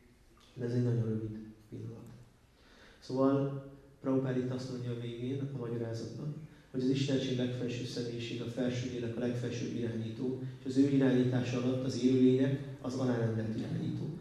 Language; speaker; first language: Hungarian; native; Hungarian